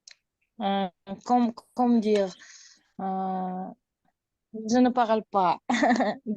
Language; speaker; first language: French; non-native, learner; Uzbek